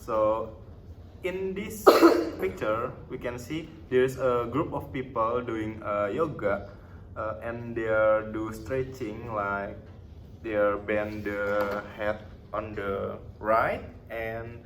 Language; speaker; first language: English; non-native, learner; Indonesian